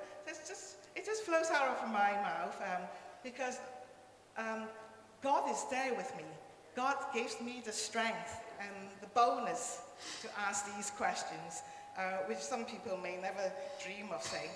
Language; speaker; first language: English; non-native, local second language; Cantonese